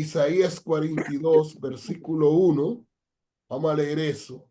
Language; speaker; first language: Spanish; non-native, fluent; English